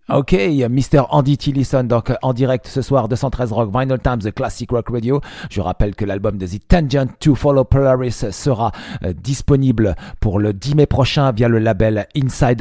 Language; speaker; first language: French; native; French